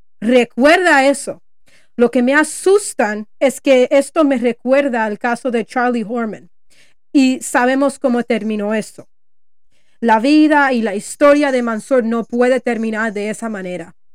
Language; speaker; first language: Spanish; non-native, learner; English